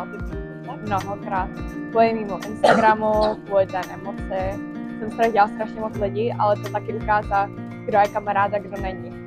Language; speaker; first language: Czech; early bilingual, heritage; Czech